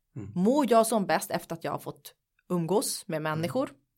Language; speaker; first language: Swedish; native; Swedish